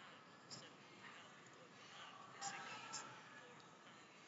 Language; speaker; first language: Spanish; non-native, learner; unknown